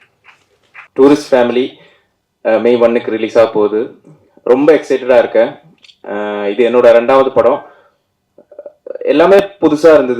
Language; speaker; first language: Tamil; non-native, fluent; Malayalam